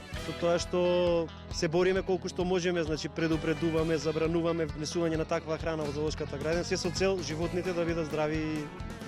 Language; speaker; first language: Macedonian; native; Macedonian